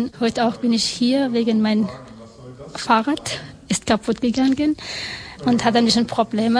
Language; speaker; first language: German; non-native, learner; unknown